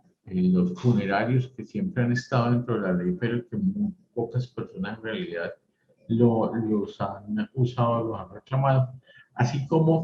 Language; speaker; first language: Spanish; native; Spanish